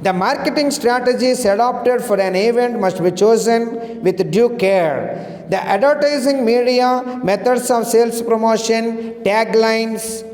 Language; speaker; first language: English; non-native, local second language; Telugu